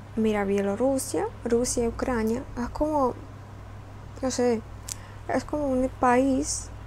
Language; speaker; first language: Spanish; non-native, fluent; Russian